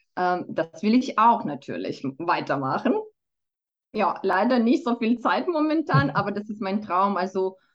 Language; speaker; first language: German; non-native, fluent; Romanian